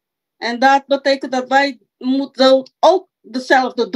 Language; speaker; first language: Dutch; non-native, local second language; Papiamento